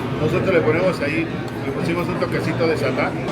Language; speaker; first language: Spanish; native; Spanish